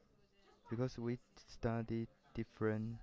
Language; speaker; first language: English; non-native, learner; Chinese